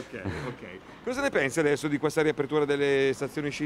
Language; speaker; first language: Italian; native; Italian